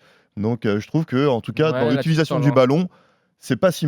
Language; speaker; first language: French; native; French